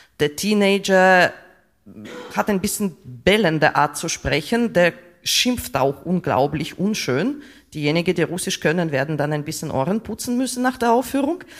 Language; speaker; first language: German; non-native, fluent; Russian